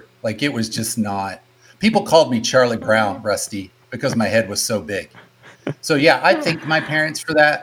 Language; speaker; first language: English; native; English